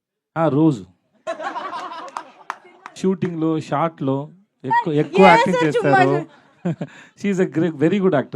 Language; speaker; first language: Telugu; non-native, learner; Tamil